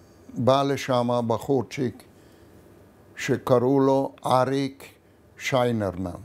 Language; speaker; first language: Hebrew; non-native, fluent; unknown